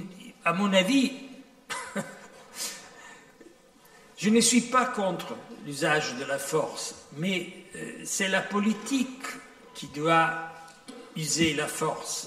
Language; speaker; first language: French; non-native, fluent; Italian